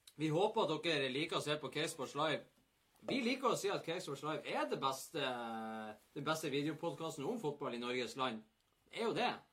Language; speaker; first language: Norwegian; native; Norwegian